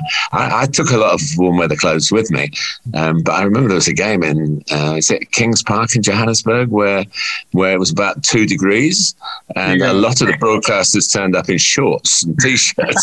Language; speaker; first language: English; native; English